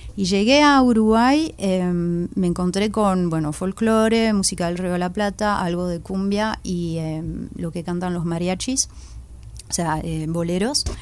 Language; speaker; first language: Spanish; early bilingual, heritage; Spanish